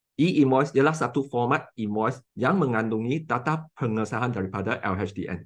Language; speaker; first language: Malay; non-native, local second language; Chinese